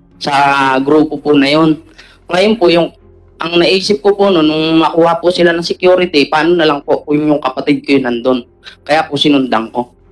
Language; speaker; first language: Filipino; native; Filipino